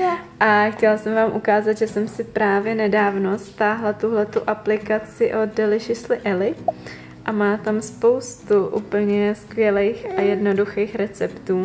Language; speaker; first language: Czech; native; Czech